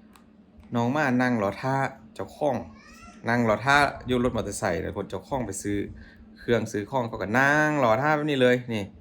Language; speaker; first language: Thai; non-native, local second language; Lao